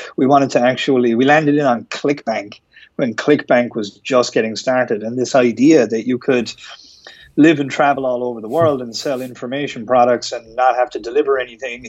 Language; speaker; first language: English; native; English